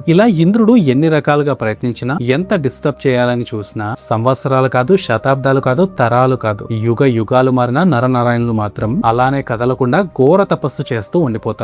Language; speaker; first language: Telugu; native; Telugu